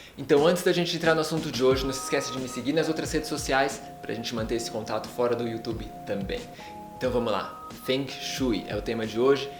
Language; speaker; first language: Portuguese; native; Portuguese